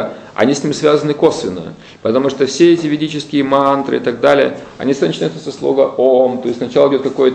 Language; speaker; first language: Russian; native; Russian